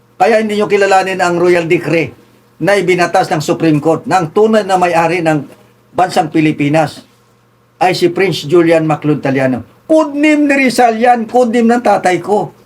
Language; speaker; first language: Filipino; non-native, local second language; Tausug